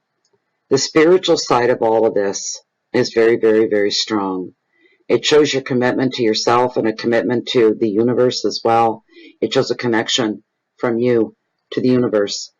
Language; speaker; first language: English; native; English